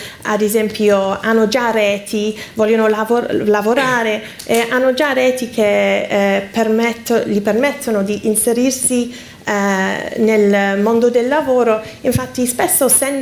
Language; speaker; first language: Italian; non-native, fluent; English